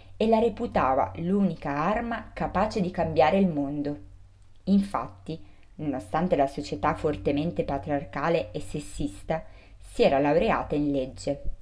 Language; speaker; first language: Italian; early bilingual, other home language; Urdu